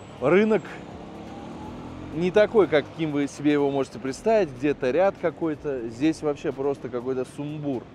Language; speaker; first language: Russian; native; Russian